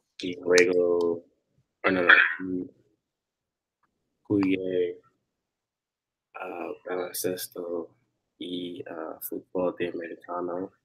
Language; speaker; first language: Spanish; non-native, learner; English